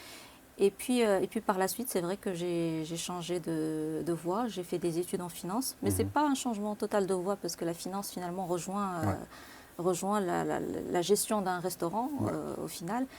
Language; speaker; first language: French; non-native, local second language; Arabic